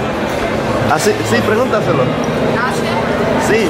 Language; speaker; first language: Spanish; early bilingual, heritage; English